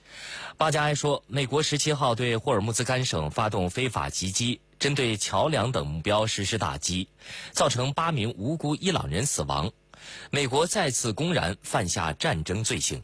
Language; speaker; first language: Chinese; native; Chinese